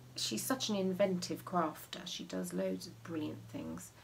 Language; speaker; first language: English; native; English